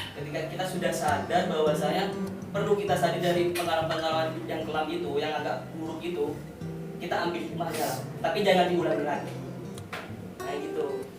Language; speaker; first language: Indonesian; non-native, local second language; Madurese